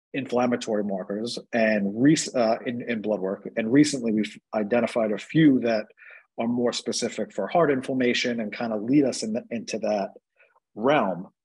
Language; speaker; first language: English; native; English